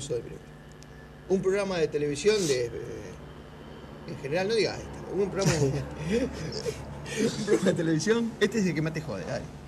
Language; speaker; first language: Spanish; native; Spanish